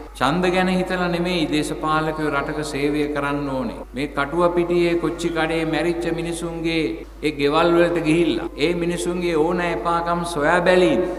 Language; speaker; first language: Sinhala; native; Sinhala